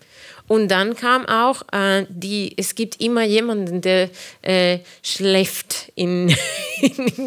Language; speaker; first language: German; non-native, fluent; Spanish